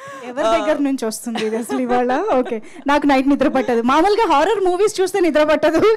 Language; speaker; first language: Telugu; native; Telugu